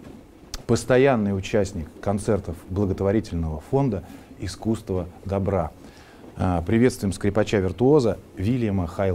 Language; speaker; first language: Russian; native; Russian